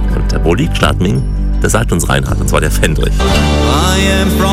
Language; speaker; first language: German; native; German